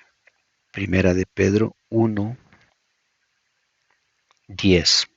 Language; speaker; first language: Spanish; native; Spanish